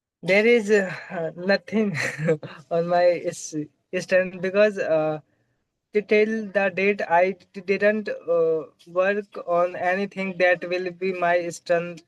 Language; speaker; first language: English; non-native, local second language; Hindi